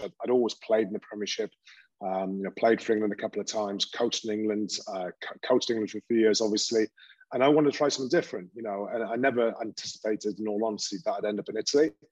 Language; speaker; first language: English; native; English